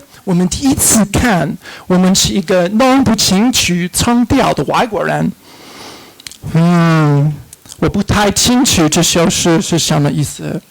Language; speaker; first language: Chinese; non-native, fluent; English